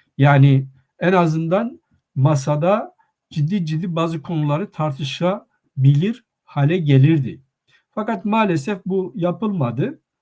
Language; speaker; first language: Turkish; non-native, local second language; Kurdish